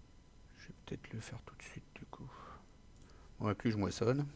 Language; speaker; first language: French; native; French